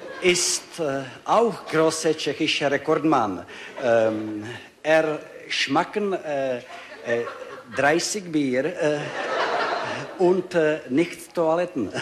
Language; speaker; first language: German; non-native, learner; Czech